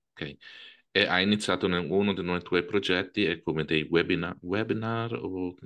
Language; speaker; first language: Italian; native; Italian